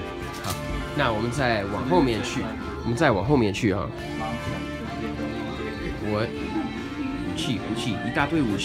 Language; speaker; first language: Chinese; non-native, fluent; English